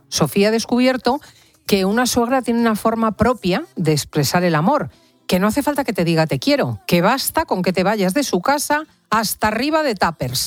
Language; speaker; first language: Spanish; native; Spanish